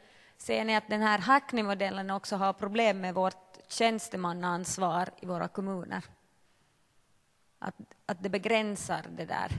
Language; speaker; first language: Swedish; native; Swedish